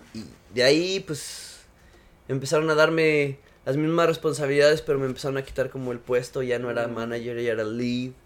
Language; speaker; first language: Spanish; native; Spanish